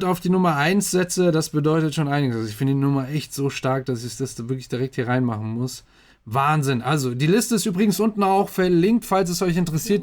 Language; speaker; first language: German; native; German